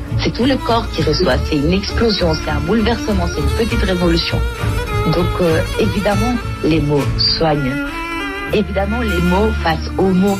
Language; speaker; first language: French; non-native, fluent; Greek